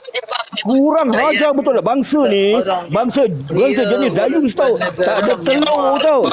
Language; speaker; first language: Malay; native; Malay